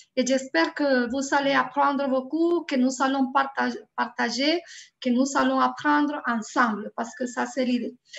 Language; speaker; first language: French; non-native, fluent; Spanish